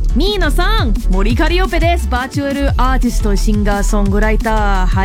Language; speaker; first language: Japanese; non-native, fluent; English